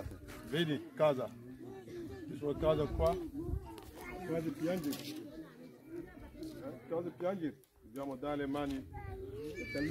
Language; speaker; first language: Italian; non-native, learner; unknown